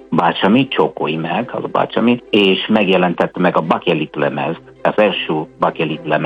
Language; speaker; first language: Hungarian; non-native, fluent; Italian